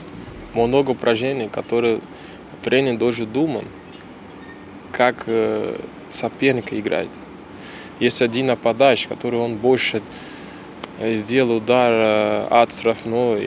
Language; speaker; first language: Russian; non-native, learner; Portuguese